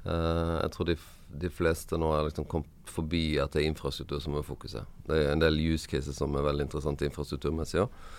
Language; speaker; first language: Norwegian; native; Norwegian